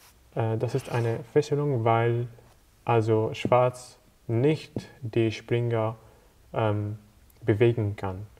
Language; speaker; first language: German; non-native, learner; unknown